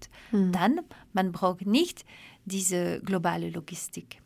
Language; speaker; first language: German; non-native, fluent; French